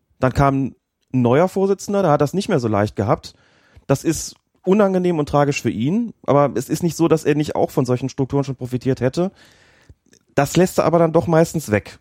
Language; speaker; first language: German; native; German